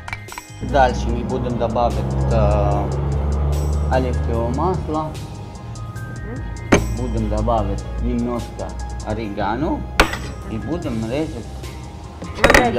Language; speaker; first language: Russian; non-native, learner; Arabic